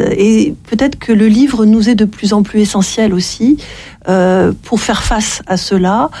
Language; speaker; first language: French; native; French